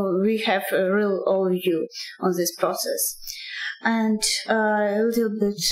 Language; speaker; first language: English; non-native, learner; Russian